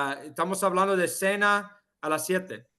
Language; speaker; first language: Spanish; non-native, fluent; English